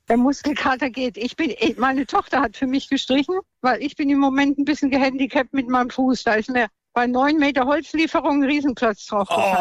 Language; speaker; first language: German; native; German